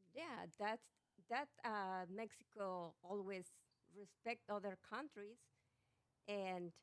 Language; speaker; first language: English; non-native, learner; Spanish